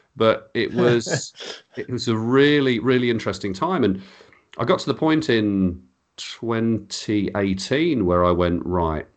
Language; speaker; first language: English; native; English